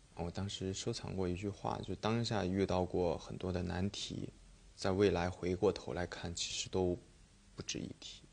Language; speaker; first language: Chinese; native; Chinese